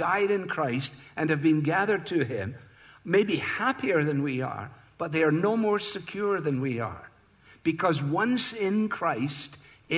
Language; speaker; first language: English; native; English